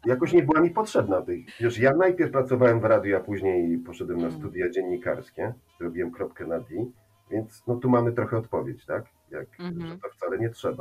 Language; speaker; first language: Polish; native; Polish